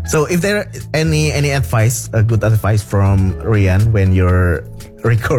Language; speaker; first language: English; non-native, fluent; Indonesian